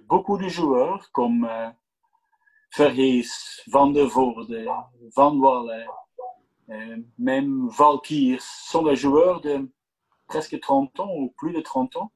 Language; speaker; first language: French; non-native, local second language; Dutch